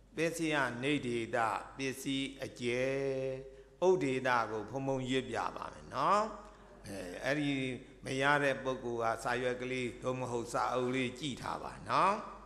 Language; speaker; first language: Burmese; native; Burmese